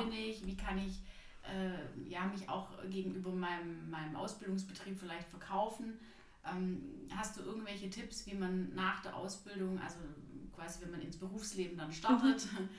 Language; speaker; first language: German; native; German